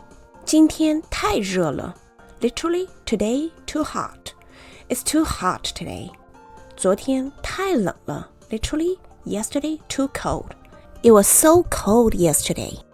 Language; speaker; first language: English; non-native, fluent; Chinese